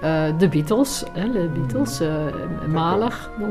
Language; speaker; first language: French; non-native, fluent; Dutch